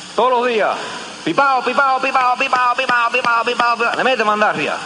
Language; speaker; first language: Spanish; early bilingual, heritage; Spanish